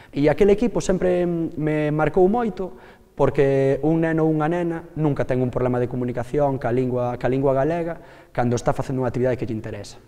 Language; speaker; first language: Galician; native; Galician